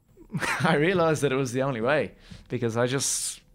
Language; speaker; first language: English; native; English